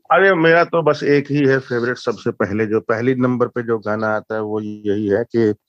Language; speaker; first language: Hindi; native; Hindi